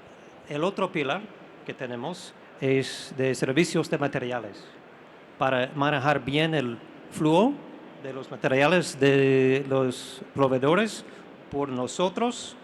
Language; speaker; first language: Spanish; non-native, fluent; English